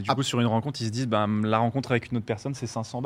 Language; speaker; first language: French; native; French